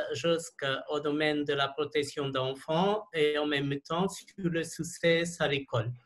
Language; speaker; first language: French; non-native, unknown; Portuguese